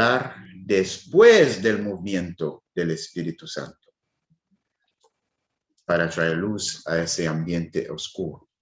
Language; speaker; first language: Spanish; non-native, fluent; English